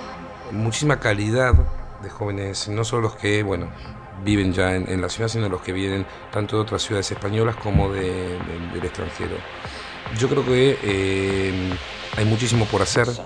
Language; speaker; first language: Spanish; native; Spanish